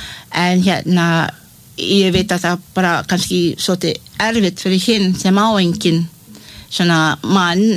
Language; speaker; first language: Icelandic; non-native, learner; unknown